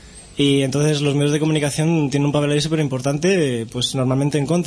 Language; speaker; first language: Spanish; native; Spanish